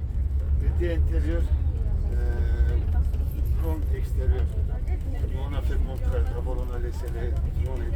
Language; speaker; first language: French; non-native, learner; Turkish